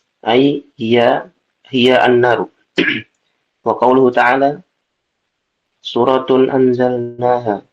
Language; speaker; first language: Arabic; non-native, learner; Indonesian